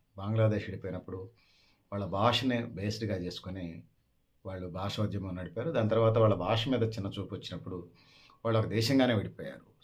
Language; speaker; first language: Telugu; native; Telugu